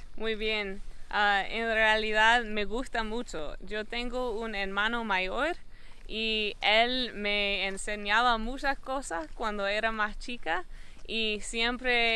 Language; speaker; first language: Spanish; non-native, fluent; English